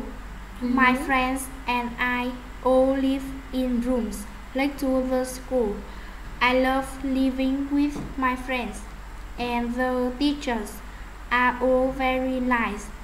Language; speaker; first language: English; non-native, learner; Vietnamese